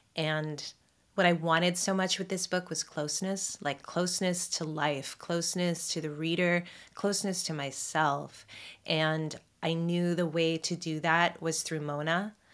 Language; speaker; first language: English; native; English